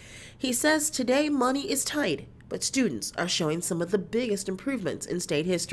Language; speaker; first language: English; native; English